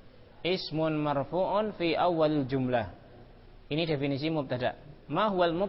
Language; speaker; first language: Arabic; non-native, fluent; Indonesian